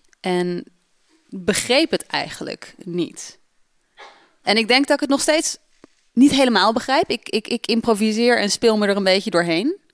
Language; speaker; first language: Dutch; native; Dutch